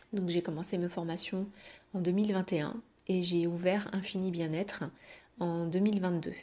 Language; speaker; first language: French; native; French